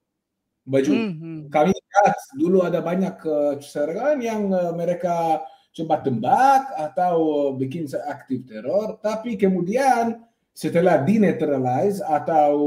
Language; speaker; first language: Indonesian; non-native, fluent; Hebrew